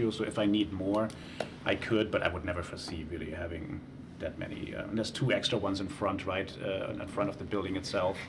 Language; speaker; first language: English; non-native, fluent; German